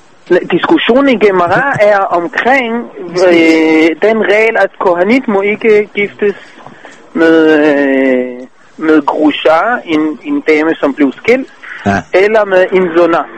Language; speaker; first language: Danish; non-native, fluent; Hebrew